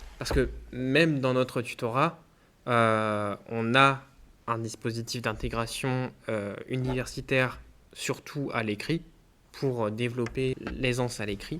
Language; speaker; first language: French; native; French